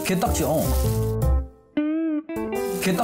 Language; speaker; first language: Korean; native; Korean